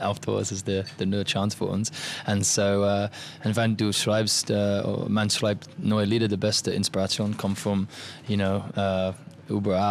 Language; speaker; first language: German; non-native, learner; English